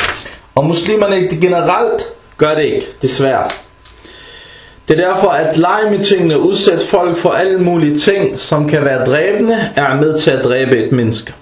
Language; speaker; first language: Danish; early bilingual, other home language; Arabic